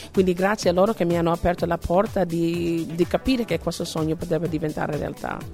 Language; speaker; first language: Italian; non-native, fluent; English